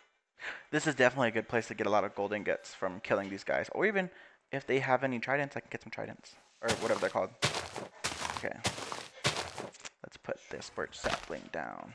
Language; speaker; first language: English; native; English